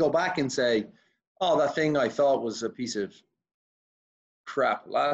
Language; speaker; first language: English; native; English